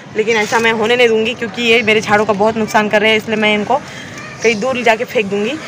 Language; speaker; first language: Hindi; non-native, local second language; Urdu